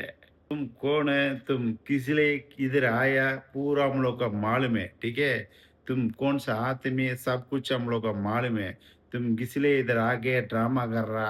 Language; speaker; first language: Hindi; non-native, local second language; Tamil